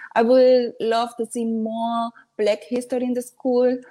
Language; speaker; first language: English; non-native, learner; Spanish